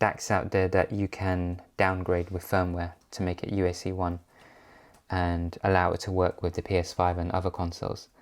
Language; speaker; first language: English; native; English